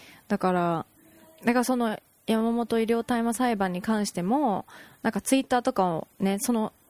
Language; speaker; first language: Japanese; native; Japanese